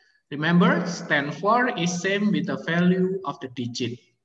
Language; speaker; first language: English; non-native, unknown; Indonesian